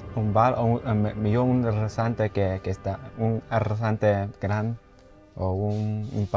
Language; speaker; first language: Spanish; non-native, learner; Chinese